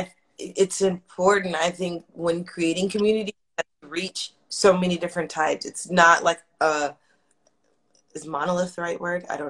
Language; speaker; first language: English; native; English